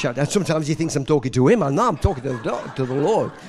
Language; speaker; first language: English; native; English